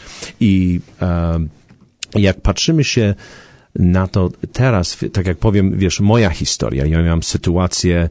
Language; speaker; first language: Polish; early bilingual, heritage; Polish